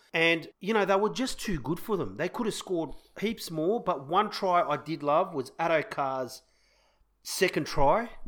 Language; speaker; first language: English; native; English